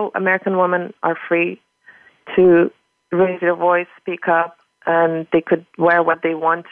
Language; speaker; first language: English; non-native, fluent; Persian